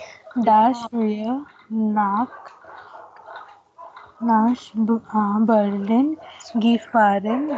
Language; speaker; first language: German; non-native, learner; Hindi